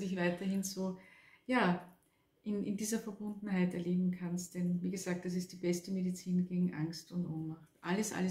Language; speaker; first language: German; native; German